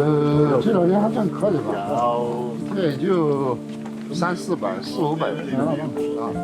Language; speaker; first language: Chinese; native; Chinese